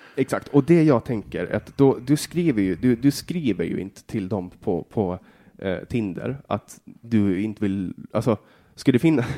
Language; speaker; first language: Swedish; native; Swedish